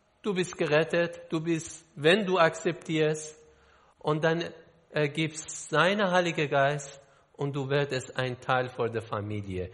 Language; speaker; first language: German; non-native, learner; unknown